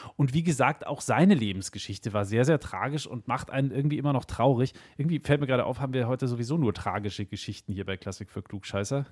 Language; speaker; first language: German; native; German